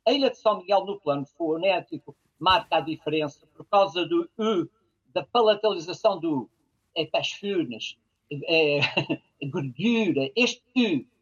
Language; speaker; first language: Portuguese; native; Portuguese